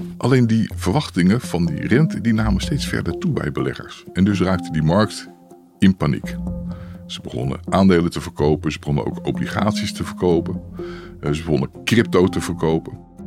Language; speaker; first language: Dutch; native; Dutch